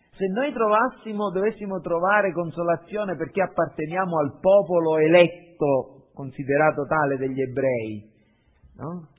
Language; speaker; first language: Italian; native; Italian